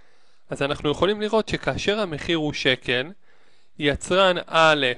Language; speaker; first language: Hebrew; native; Hebrew